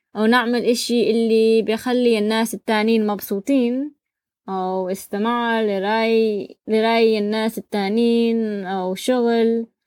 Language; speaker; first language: Arabic; non-native, learner; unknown